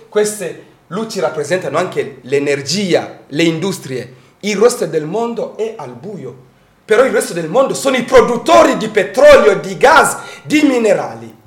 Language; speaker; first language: Italian; non-native, fluent; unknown